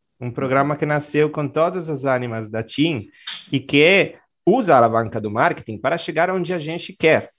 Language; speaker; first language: Portuguese; non-native, fluent; Italian